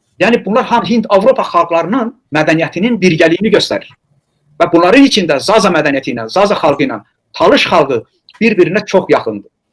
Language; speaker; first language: Azerbaijani; non-native, local second language; Talysh